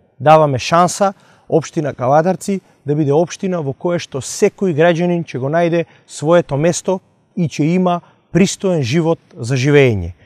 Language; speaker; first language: Macedonian; native; Macedonian